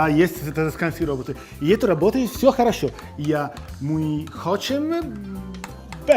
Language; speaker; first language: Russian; non-native, learner; Italian